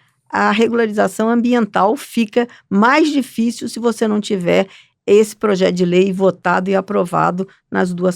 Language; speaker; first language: Portuguese; native; Portuguese